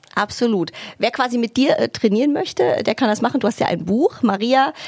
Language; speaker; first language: German; native; German